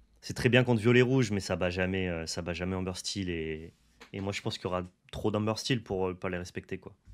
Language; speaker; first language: French; native; French